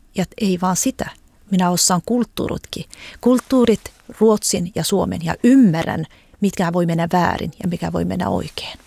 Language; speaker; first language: Finnish; early bilingual, heritage; Finnish